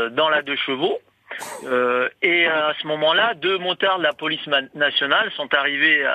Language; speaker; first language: French; native; French